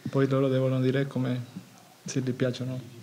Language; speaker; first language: Italian; non-native, fluent; Spanish